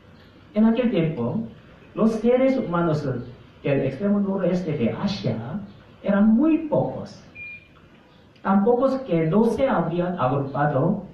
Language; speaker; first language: Spanish; non-native, fluent; Korean